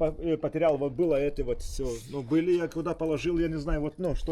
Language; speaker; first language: Russian; non-native, learner; Lithuanian